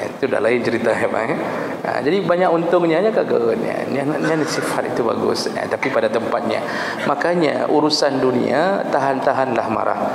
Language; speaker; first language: Malay; non-native, local second language; Achinese